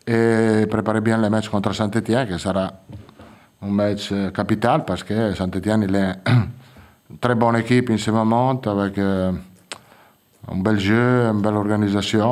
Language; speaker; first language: French; non-native, fluent; Italian